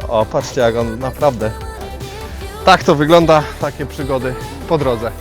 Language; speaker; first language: Polish; non-native, fluent; Swahili